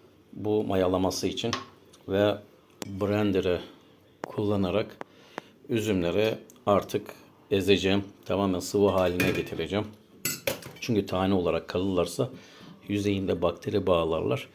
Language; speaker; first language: Turkish; native; Turkish